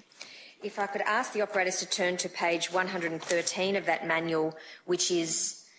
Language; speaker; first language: English; native; English